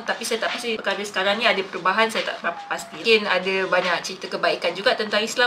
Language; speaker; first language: Malay; native; Malay